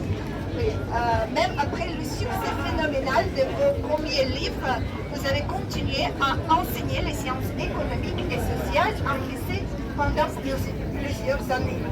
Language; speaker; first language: French; non-native, fluent; Russian